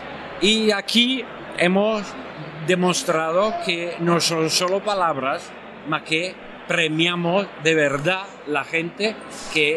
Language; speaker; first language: Spanish; non-native, fluent; Italian